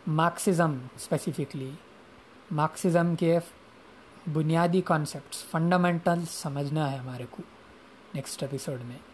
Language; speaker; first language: Urdu; native; Urdu